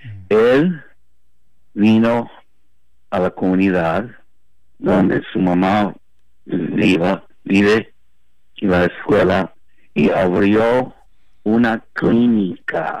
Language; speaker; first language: Spanish; early bilingual, heritage; Spanish